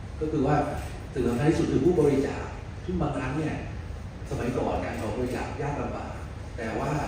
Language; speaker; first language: Thai; native; Thai